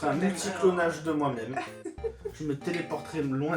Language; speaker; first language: French; native; French